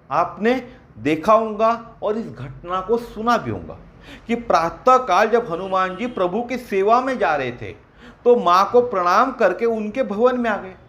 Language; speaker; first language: Hindi; non-native, local second language; Marathi